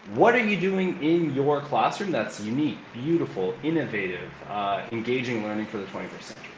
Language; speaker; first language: English; native; English